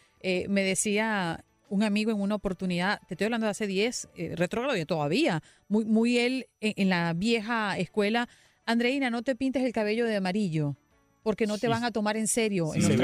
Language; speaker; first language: Spanish; native; Spanish